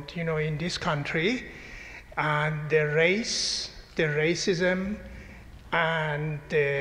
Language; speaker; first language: English; non-native, fluent; Persian